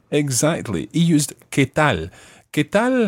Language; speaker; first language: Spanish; non-native, fluent; English